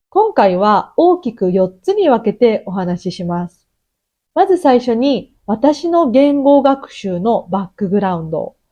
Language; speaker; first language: Japanese; native; Japanese